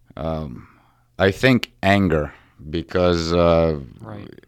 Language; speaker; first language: English; early bilingual, other home language; Ukrainian